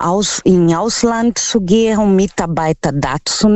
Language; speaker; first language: German; non-native, learner; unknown